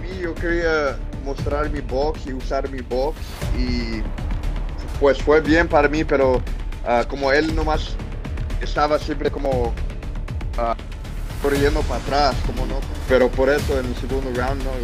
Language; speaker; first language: Spanish; early bilingual, heritage; English